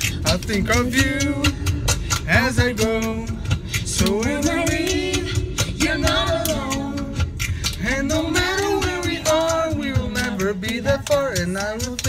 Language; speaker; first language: English; non-native, fluent; Portuguese